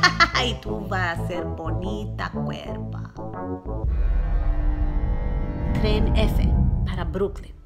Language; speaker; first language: Spanish; non-native, learner; English